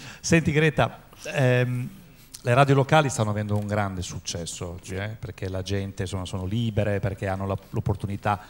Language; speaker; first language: Italian; native; Italian